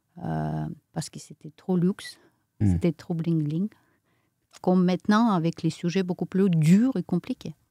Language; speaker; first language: French; non-native, fluent; Romanian